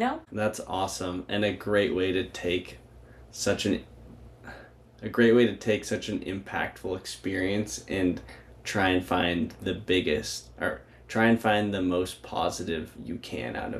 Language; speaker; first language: English; native; English